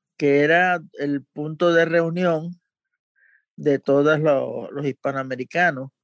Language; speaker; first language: Spanish; native; Spanish